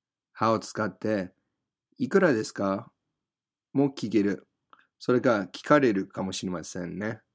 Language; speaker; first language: Japanese; non-native, fluent; English